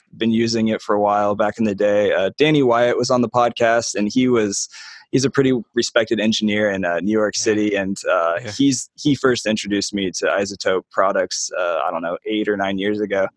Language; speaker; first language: English; native; English